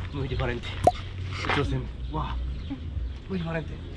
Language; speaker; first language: Spanish; non-native, learner; Japanese